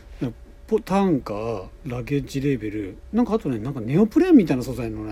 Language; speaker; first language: Japanese; native; Japanese